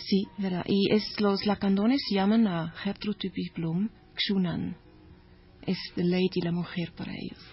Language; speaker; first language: Spanish; non-native, learner; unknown